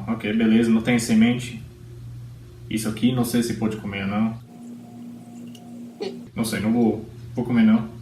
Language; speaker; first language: Portuguese; non-native, fluent; English